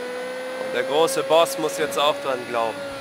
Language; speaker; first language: German; native; German